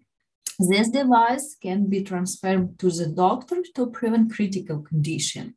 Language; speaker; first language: English; non-native, learner; Ukrainian